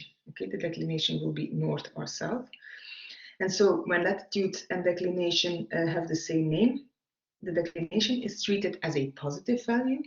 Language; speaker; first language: English; non-native, fluent; Dutch